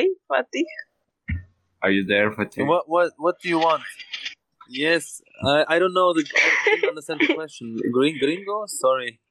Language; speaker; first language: English; non-native, learner; German